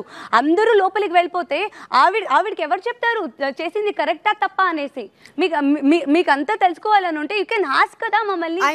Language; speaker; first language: Telugu; native; Telugu